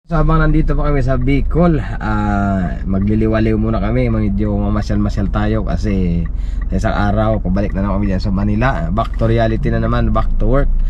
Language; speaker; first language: Filipino; native; Filipino